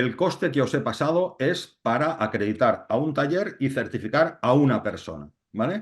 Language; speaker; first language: Spanish; native; Spanish